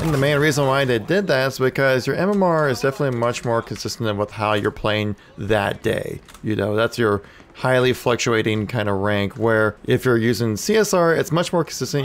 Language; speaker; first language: English; native; English